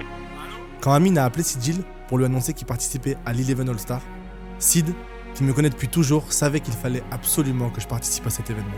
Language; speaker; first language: French; native; French